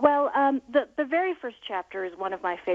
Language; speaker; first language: English; native; English